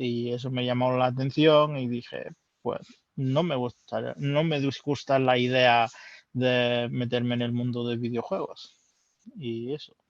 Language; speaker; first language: Spanish; early bilingual, heritage; Spanish